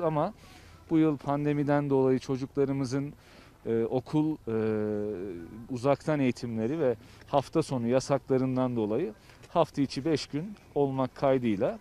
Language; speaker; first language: Turkish; native; Turkish